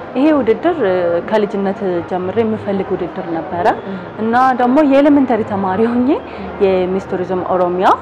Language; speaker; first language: Amharic; non-native, local second language; Oromo